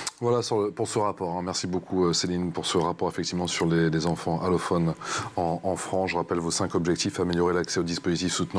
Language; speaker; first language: French; native; French